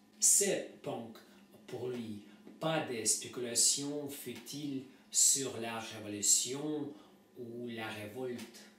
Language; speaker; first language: French; non-native, fluent; Russian